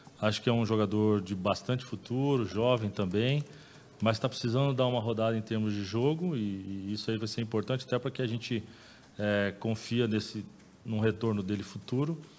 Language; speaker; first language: Portuguese; native; Portuguese